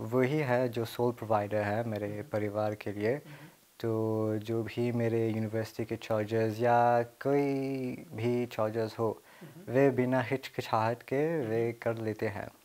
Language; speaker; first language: Hindi; early bilingual, heritage; Hindi